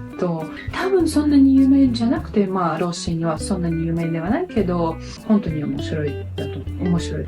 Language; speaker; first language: Japanese; non-native, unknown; Russian